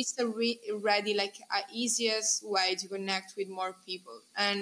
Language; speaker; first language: English; non-native, fluent; Italian